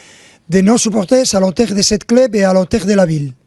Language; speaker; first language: French; non-native, fluent; Spanish